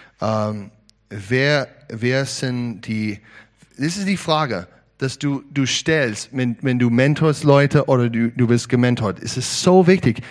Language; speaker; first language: German; non-native, learner; English